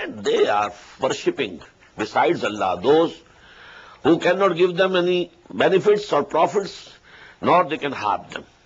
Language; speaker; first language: English; non-native, local second language; Urdu